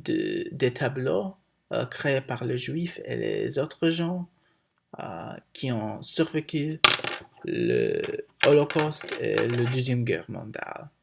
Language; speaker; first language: French; non-native, learner; English